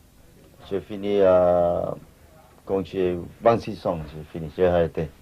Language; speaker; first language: French; non-native, learner; Thai